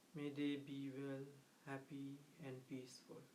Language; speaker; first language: English; non-native, local second language; Sinhala